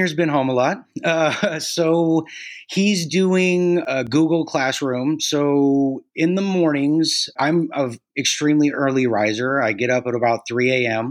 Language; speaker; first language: English; native; English